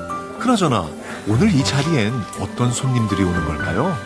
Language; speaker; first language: Korean; native; Korean